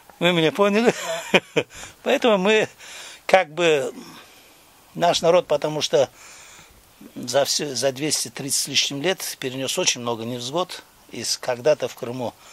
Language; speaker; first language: Russian; non-native, local second language; Crimean Tatar